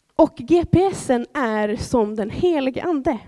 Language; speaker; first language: Swedish; native; Swedish